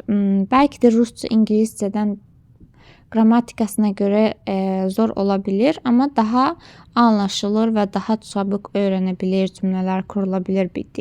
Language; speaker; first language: Turkish; non-native, local second language; Azerbaijani